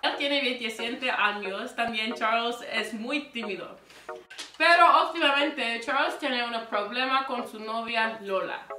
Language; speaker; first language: Spanish; non-native, learner; English